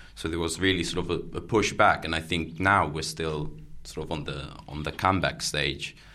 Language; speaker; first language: English; non-native, fluent; Catalan